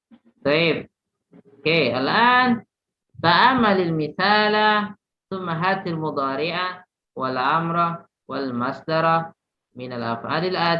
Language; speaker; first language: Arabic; non-native, fluent; Indonesian